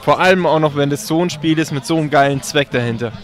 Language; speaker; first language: German; native; German